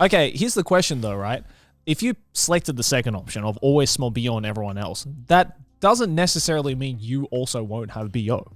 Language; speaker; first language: English; native; English